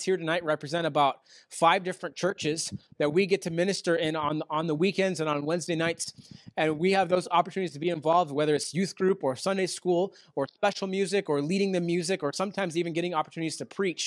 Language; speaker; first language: English; native; English